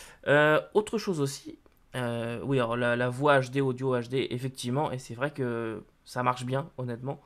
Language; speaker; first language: French; native; French